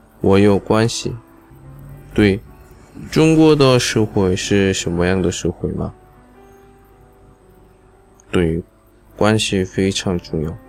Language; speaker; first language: Chinese; non-native, learner; Korean